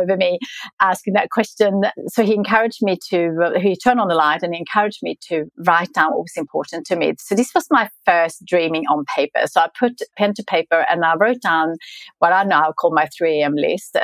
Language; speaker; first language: English; non-native, fluent; Swedish